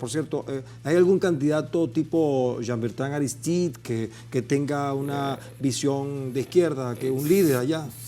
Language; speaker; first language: Spanish; native; Spanish